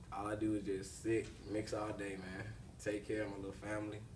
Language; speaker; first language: English; native; English